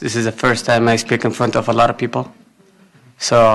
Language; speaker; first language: English; non-native, fluent; Amharic